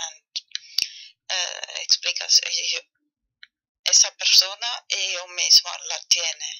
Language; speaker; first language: Spanish; non-native, fluent; German